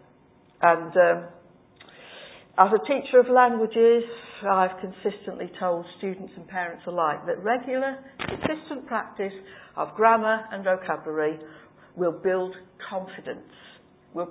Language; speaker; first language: English; native; English